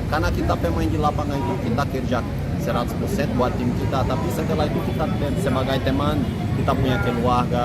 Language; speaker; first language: Indonesian; non-native, fluent; Portuguese